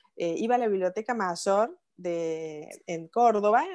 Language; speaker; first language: Spanish; native; Spanish